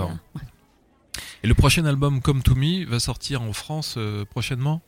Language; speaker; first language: French; native; French